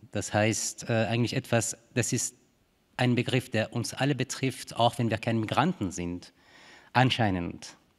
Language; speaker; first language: German; non-native, fluent; Persian